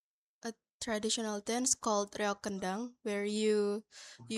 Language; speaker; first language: English; non-native, learner; Indonesian